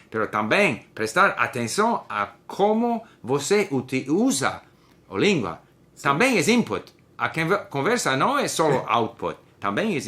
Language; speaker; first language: Portuguese; non-native, learner; English